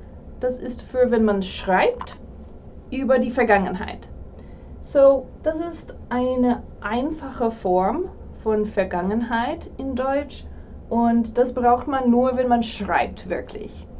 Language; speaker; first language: German; non-native, fluent; English